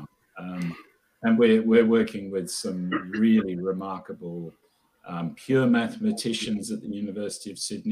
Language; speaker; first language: English; native; English